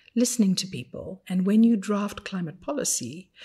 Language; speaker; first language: English; non-native, fluent; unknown